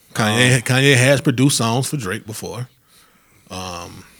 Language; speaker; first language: English; native; English